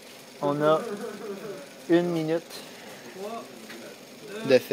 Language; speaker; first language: French; native; French